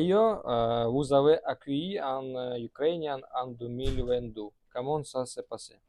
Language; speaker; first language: French; non-native, learner; Russian